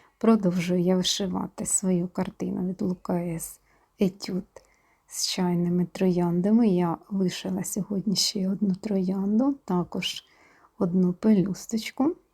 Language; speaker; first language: Ukrainian; non-native, local second language; Russian